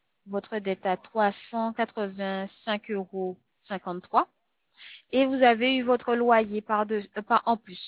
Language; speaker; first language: French; native; French